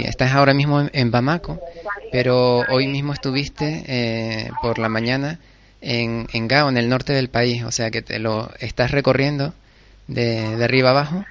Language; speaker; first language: Spanish; native; Spanish